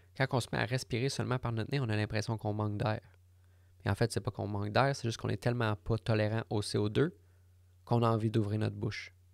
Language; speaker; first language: French; native; French